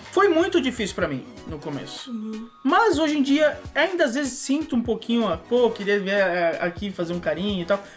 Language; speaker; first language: Portuguese; native; Portuguese